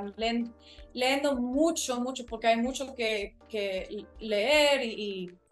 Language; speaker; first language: Spanish; early bilingual, other home language; English